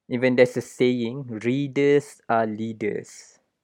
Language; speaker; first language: English; non-native, local second language; Malay